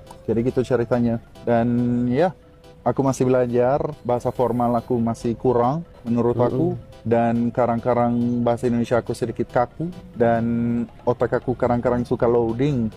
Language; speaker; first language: Indonesian; non-native, fluent; Swedish